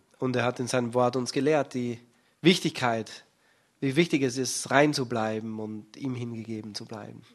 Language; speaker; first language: German; native; German